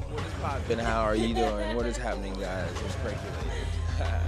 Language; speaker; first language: English; native; English